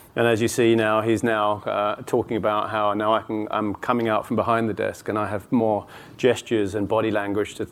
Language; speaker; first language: English; native; English